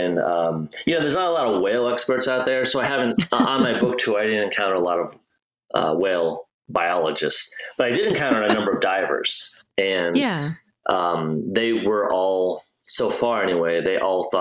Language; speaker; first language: English; native; English